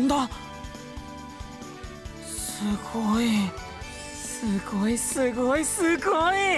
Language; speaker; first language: Japanese; native; Japanese